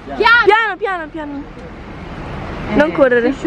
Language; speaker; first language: Italian; early bilingual, other home language; Albanian